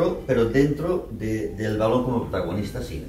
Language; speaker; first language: Spanish; native; Spanish